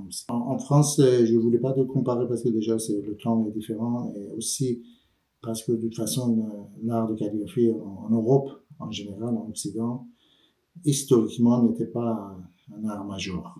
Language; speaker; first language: French; non-native, fluent; Persian